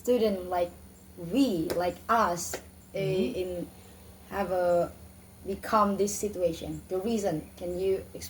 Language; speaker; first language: English; non-native, learner; Indonesian